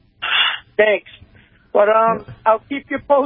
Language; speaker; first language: English; native; English